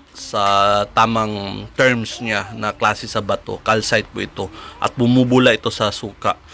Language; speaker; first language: Filipino; non-native, local second language; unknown